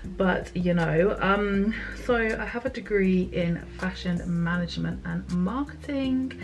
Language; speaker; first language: English; native; English